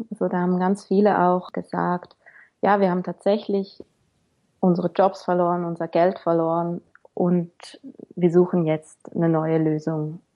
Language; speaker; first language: German; native; German